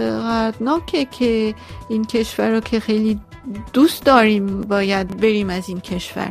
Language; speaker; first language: Persian; non-native, local second language; Armenian